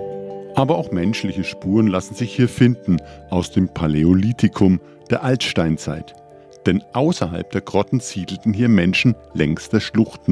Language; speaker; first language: German; native; German